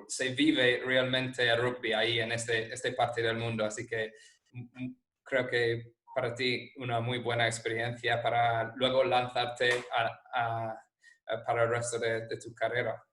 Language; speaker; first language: Spanish; non-native, fluent; English